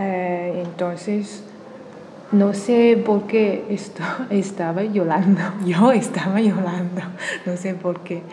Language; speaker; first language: Spanish; non-native, learner; Chinese